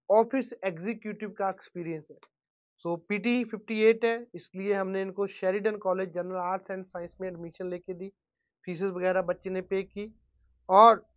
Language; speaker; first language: Hindi; non-native, local second language; Punjabi